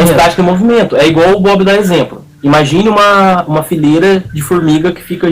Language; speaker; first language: Portuguese; native; Portuguese